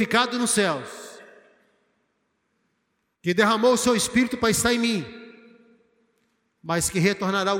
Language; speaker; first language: Portuguese; native; Portuguese